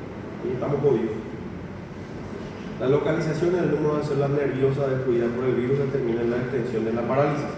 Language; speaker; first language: Spanish; native; Spanish